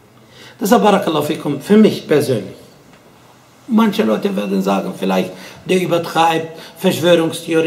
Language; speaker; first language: German; non-native, fluent; Arabic